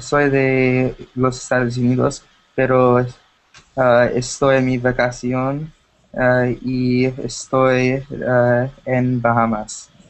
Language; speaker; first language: Spanish; non-native, learner; English